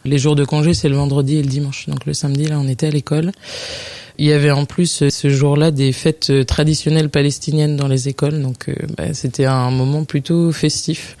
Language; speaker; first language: French; native; French